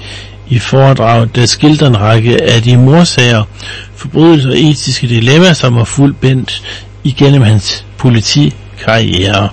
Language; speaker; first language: Danish; native; Danish